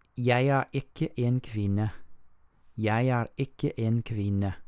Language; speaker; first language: Norwegian; non-native, learner; English